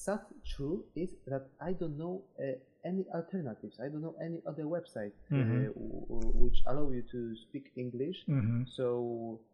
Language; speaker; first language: English; non-native, fluent; Polish